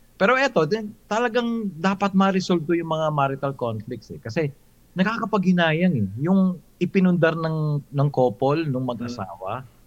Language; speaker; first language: Filipino; native; Filipino